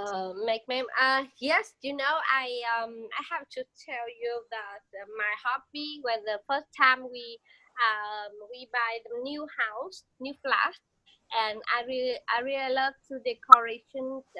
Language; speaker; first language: English; non-native, learner; Vietnamese